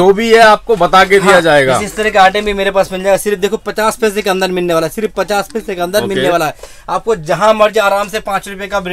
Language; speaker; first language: Hindi; non-native, local second language; Bangla